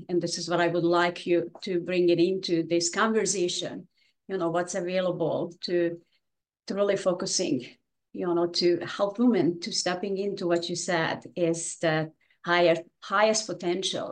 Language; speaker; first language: English; non-native, fluent; Hungarian